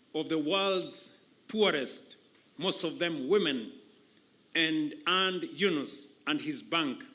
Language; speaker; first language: English; non-native, local second language; Kalenjin